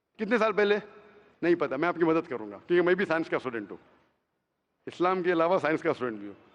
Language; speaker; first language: Hindi; non-native, local second language; Konkani